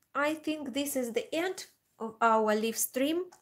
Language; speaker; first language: English; non-native, learner; Russian